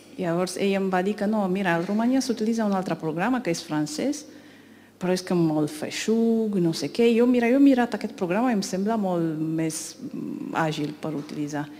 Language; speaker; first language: Catalan; non-native, fluent; Romanian